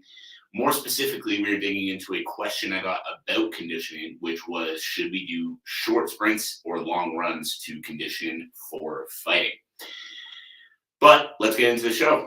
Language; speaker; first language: English; native; English